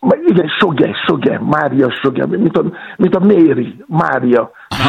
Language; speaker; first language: Hungarian; non-native, fluent; Yoruba